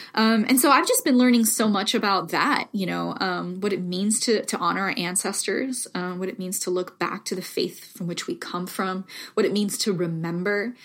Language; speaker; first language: English; early bilingual, other home language; Spanish